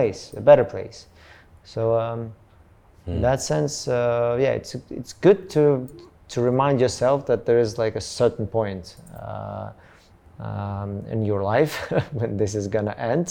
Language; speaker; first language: English; non-native, fluent; Russian